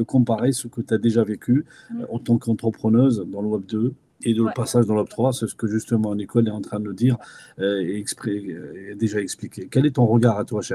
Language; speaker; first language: French; native; French